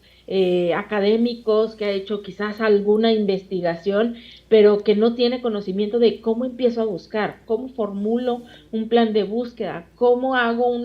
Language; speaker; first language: Spanish; native; Spanish